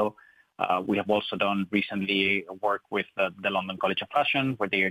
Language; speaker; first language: English; non-native, fluent; Spanish